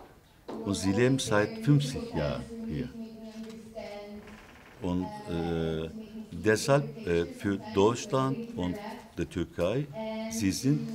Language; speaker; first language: German; non-native, fluent; Turkish